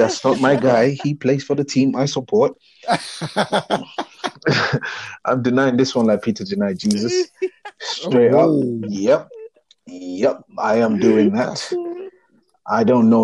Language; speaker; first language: English; non-native, local second language; Yoruba